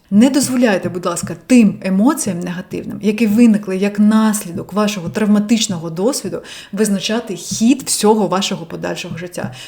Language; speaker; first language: Ukrainian; non-native, local second language; Russian